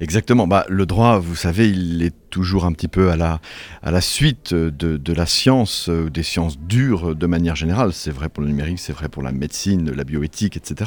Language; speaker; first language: French; native; French